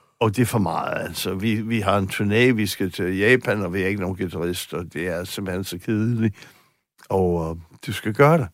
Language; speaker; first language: Danish; non-native, fluent; English